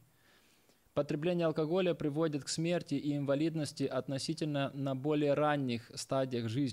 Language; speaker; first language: Russian; native; Russian